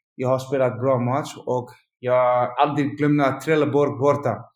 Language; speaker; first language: Swedish; non-native, learner; Dutch